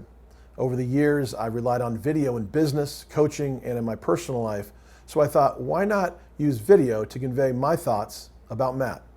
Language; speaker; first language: English; native; English